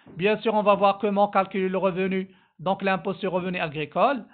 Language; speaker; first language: French; non-native, local second language; Arabic